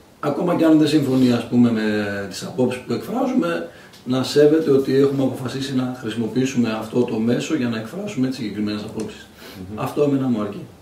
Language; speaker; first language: Greek; native; Greek